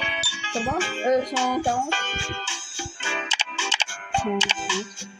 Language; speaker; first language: French; native; French